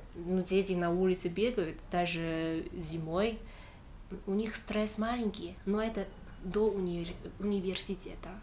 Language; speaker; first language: Russian; non-native, fluent; Chinese